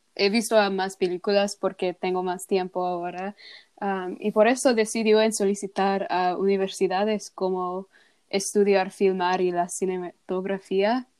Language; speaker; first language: Spanish; non-native, learner; English